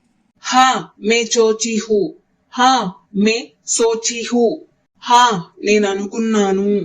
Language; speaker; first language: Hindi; non-native, local second language; Telugu